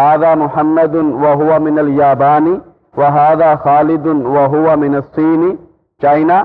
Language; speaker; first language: Arabic; non-native, fluent; Urdu